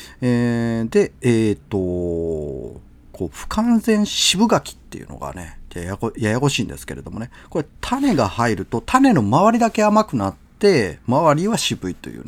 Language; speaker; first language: Japanese; native; Japanese